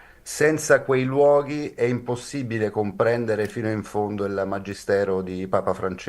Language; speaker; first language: Italian; native; Italian